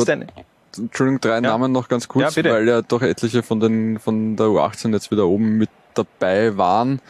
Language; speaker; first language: German; native; German